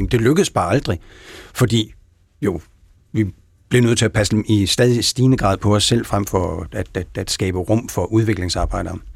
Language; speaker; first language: Danish; native; Danish